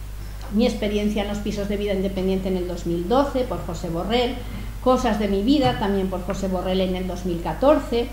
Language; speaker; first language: Spanish; native; Spanish